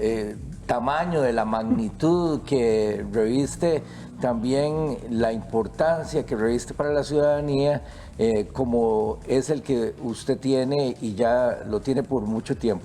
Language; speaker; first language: Spanish; native; Spanish